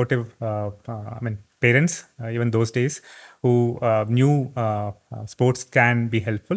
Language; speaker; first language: English; non-native, local second language; Tamil